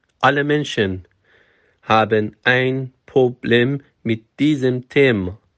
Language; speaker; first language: German; non-native, fluent; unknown